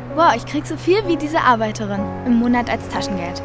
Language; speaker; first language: German; native; German